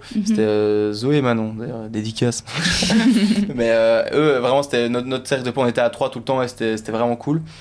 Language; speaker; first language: French; native; French